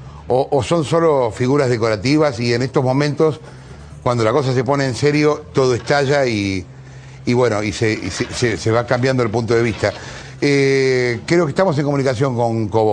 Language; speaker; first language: Spanish; native; Spanish